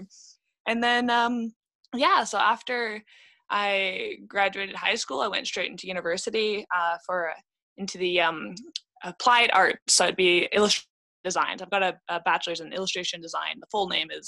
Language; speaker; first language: English; native; English